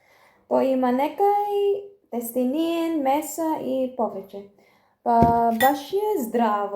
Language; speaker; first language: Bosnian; non-native, learner; Filipino